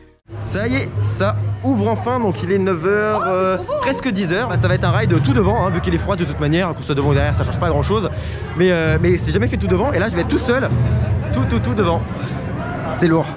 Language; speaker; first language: French; native; French